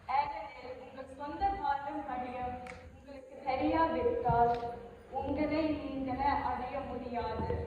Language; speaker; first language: Tamil; early bilingual, heritage; Tamil